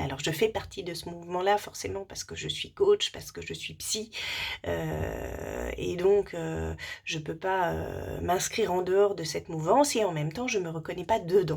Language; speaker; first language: French; native; French